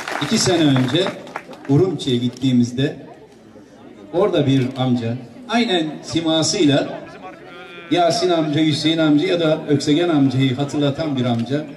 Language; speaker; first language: Turkish; native; Turkish